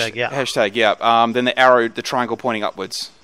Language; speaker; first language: English; native; English